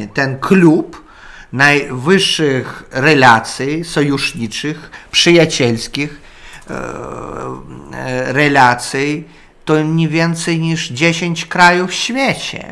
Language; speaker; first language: Polish; non-native, learner; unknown